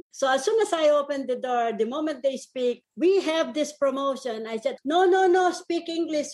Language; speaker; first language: English; non-native, local second language; Pampanga